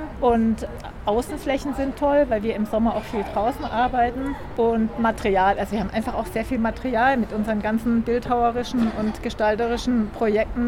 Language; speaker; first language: German; native; German